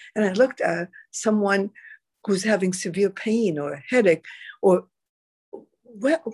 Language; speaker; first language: English; non-native, fluent; Arabic